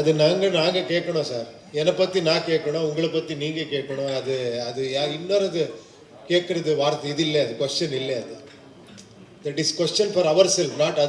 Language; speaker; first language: Tamil; non-native, learner; Kannada